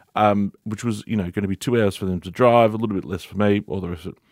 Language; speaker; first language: English; native; English